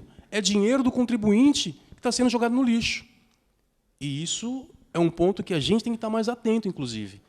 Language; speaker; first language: Portuguese; native; Portuguese